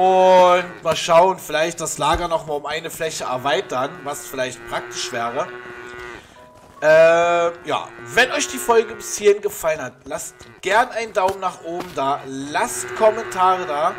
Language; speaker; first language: German; native; German